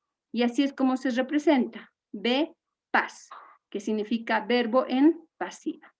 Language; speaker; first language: Spanish; native; Spanish